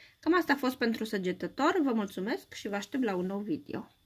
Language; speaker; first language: Romanian; native; Romanian